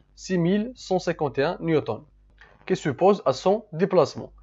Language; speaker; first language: French; non-native, local second language; Arabic